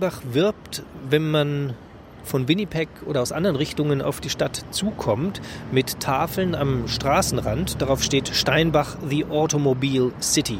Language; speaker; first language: German; native; German